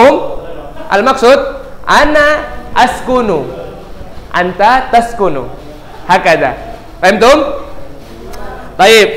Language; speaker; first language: Arabic; non-native, fluent; Indonesian